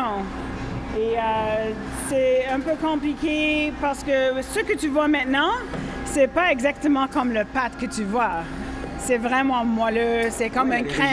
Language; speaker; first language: French; non-native, fluent; English